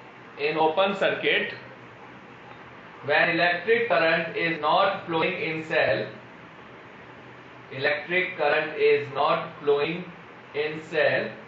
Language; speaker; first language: English; non-native, local second language; Hindi